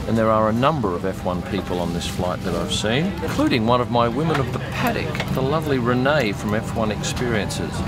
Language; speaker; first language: English; native; English